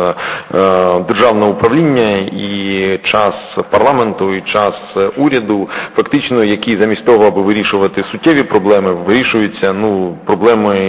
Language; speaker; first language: Ukrainian; native; Ukrainian